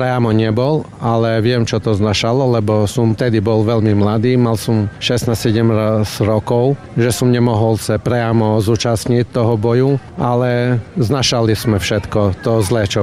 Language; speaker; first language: Slovak; non-native, fluent; Croatian